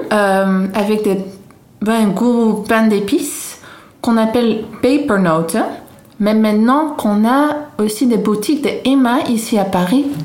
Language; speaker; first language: French; non-native, fluent; Dutch